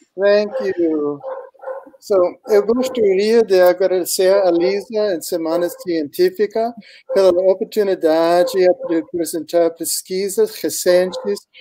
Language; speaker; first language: Portuguese; non-native, learner; English